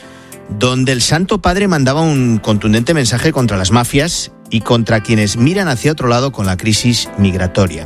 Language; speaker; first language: Spanish; native; Spanish